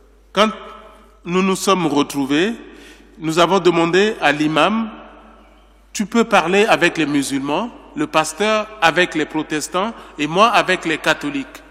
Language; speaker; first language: French; non-native, local second language; Sango